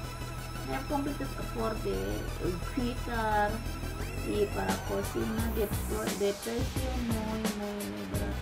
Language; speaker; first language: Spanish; non-native, learner; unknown